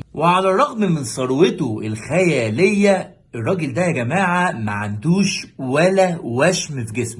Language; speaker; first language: Arabic; native; Arabic